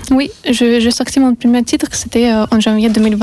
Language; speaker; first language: French; non-native, learner; Russian